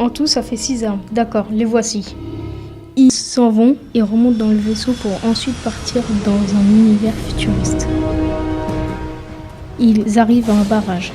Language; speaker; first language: French; native; French